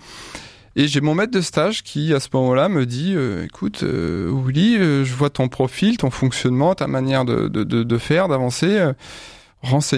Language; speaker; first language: French; native; French